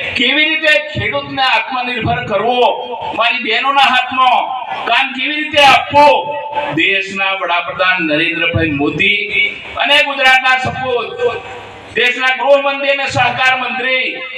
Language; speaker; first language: Gujarati; non-native, local second language; Bhili